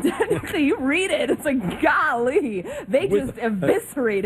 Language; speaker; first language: English; native; English